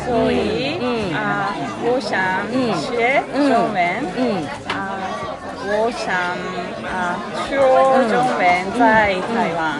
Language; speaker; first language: Chinese; non-native, learner; Japanese